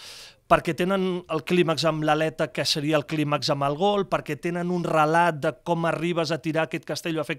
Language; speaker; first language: Catalan; native; Catalan